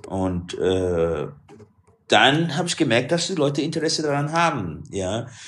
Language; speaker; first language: German; non-native, fluent; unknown